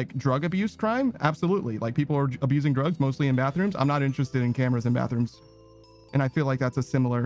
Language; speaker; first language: English; native; English